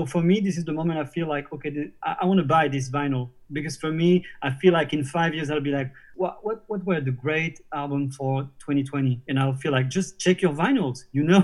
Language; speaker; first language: English; non-native, fluent; French